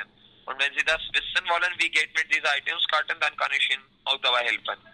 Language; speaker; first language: German; non-native, learner; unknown